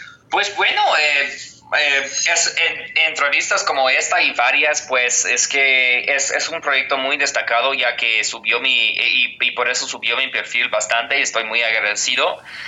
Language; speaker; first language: Spanish; non-native, fluent; English